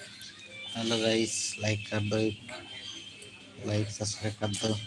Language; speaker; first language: Hindi; non-native, local second language; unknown